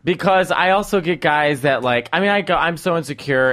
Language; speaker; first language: English; native; English